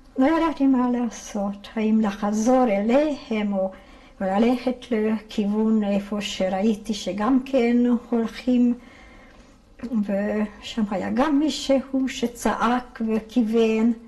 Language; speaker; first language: Hebrew; non-native, fluent; Hungarian